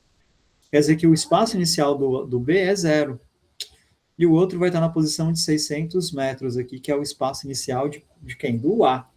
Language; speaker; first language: Portuguese; native; Portuguese